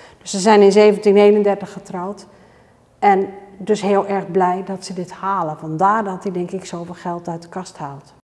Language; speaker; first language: Dutch; native; Dutch